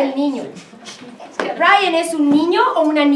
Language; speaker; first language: Spanish; non-native, fluent; English